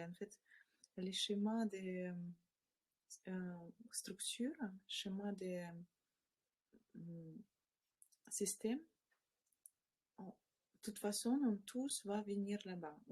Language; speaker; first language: French; non-native, learner; Russian